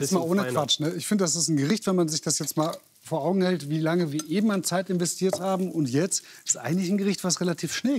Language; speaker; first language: German; native; German